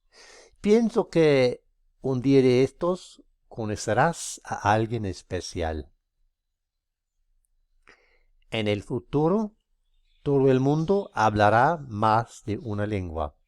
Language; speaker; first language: Spanish; non-native, fluent; English